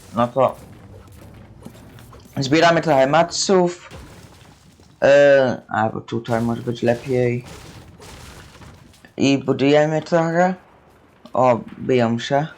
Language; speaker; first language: Polish; early bilingual, heritage; Polish